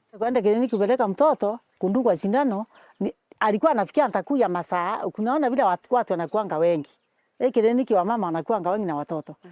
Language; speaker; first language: Swahili; non-native, local second language; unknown